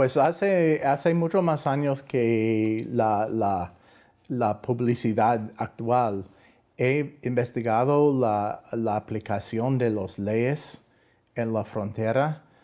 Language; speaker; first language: Spanish; non-native, fluent; English